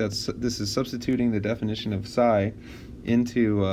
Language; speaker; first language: English; native; English